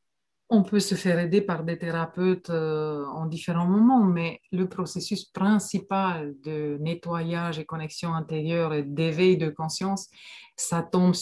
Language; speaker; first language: French; non-native, fluent; Romanian